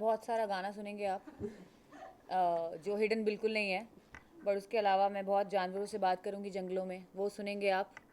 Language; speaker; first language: Hindi; native; Hindi